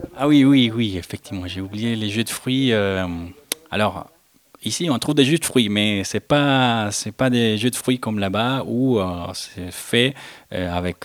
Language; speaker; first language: French; non-native, fluent; Spanish